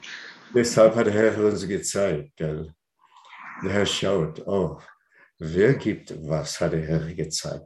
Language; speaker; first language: German; non-native, fluent; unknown